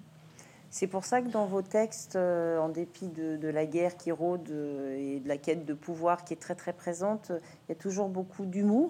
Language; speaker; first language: French; native; French